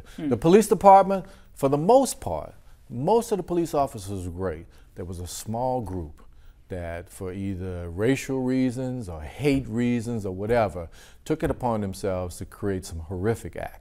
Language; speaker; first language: English; native; English